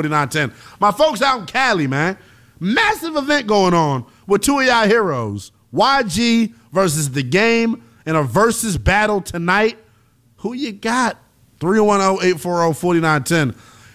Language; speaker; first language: English; native; English